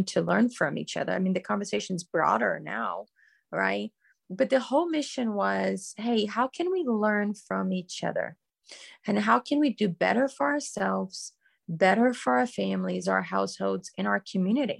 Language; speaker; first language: English; non-native, fluent; Portuguese